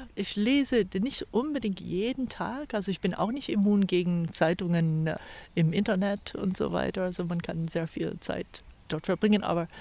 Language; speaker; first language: German; non-native, fluent; English